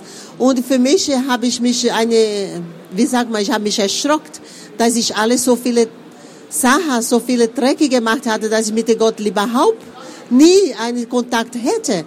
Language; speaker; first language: German; non-native, fluent; Portuguese